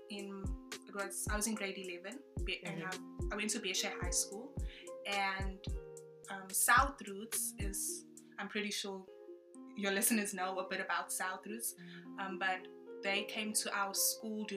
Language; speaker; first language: English; non-native, local second language; French